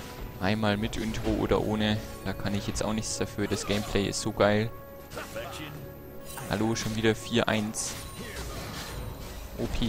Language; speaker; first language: German; native; German